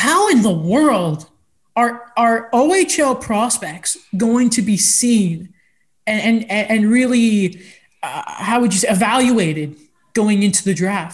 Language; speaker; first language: English; native; English